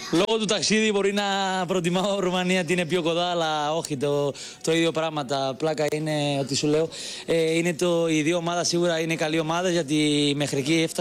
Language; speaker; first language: Greek; non-native, learner; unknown